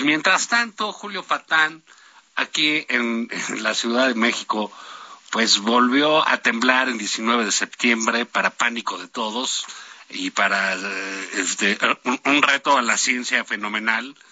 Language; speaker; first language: Spanish; native; Spanish